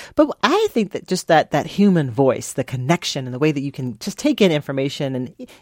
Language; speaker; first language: English; native; English